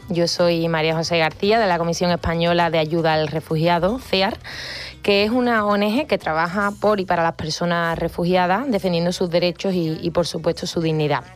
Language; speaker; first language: Spanish; native; Spanish